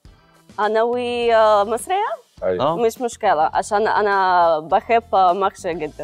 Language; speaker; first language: Arabic; non-native, learner; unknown